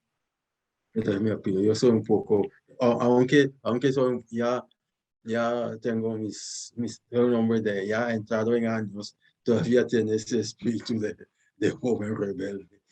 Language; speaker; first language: Spanish; non-native, fluent; English